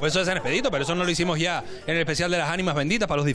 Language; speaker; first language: Spanish; native; Spanish